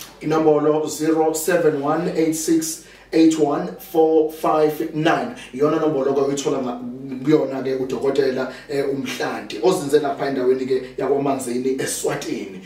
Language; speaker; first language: Zulu; native; Zulu